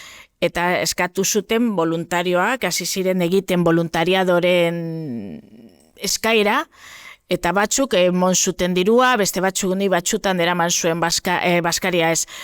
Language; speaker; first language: Basque; non-native, local second language; Spanish